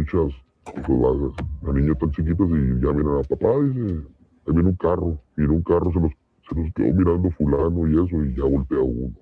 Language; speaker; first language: Spanish; native; Spanish